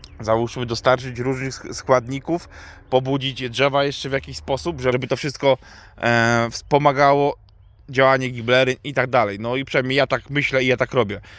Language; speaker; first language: Polish; native; Polish